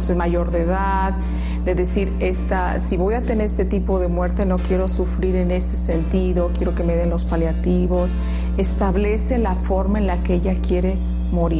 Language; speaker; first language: Spanish; native; Spanish